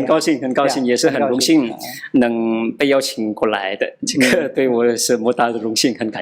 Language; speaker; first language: Chinese; non-native, fluent; Madurese